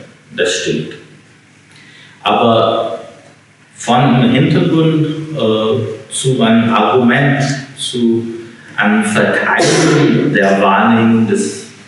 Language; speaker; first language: German; non-native, fluent; English